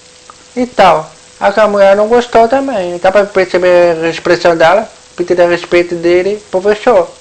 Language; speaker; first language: Portuguese; non-native, local second language; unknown